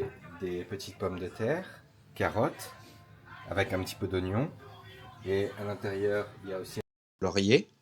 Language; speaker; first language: French; native; French